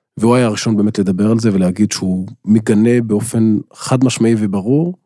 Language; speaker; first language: Hebrew; non-native, local second language; Arabic